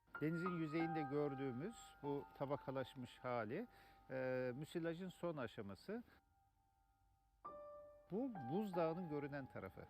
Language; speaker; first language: Turkish; native; Turkish